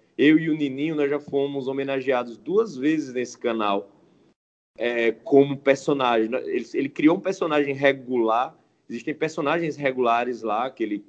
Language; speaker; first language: Portuguese; native; Portuguese